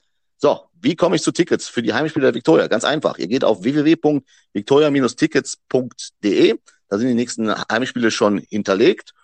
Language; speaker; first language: German; native; German